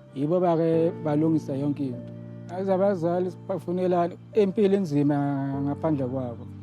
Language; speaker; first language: Zulu; native; Zulu